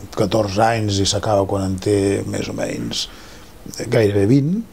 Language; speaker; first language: Catalan; non-native, local second language; Spanish